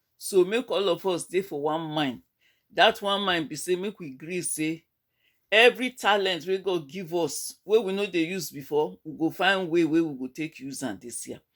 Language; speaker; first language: Nigerian Pidgin; native; Nigerian Pidgin